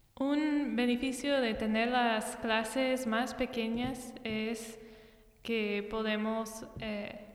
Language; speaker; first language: Spanish; non-native, fluent; English